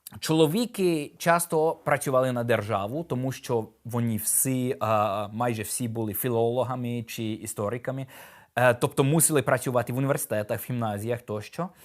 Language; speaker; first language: Ukrainian; non-native, fluent; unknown